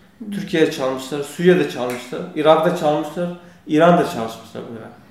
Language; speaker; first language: Turkish; non-native, learner; Kurdish